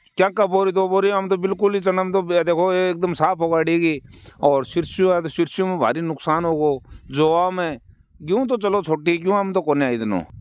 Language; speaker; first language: Hindi; native; Hindi